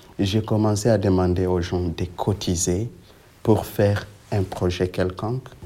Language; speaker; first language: French; non-native, local second language; Swahili